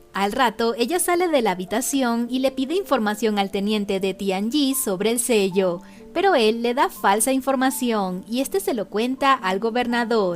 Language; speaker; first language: Spanish; native; Spanish